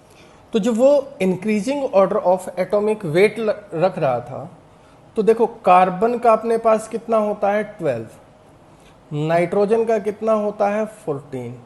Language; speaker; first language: Hindi; native; Hindi